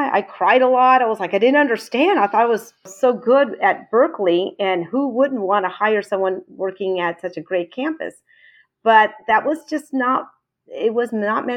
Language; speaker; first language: English; native; English